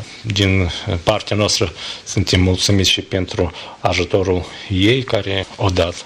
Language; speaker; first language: Romanian; non-native, learner; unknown